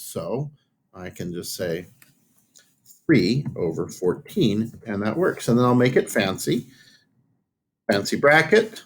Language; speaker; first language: English; native; English